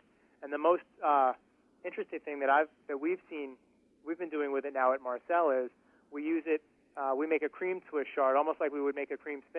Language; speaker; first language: English; native; English